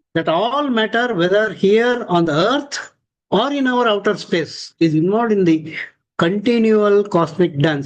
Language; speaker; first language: English; non-native, local second language; Kannada